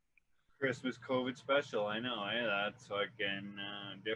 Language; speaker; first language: English; native; English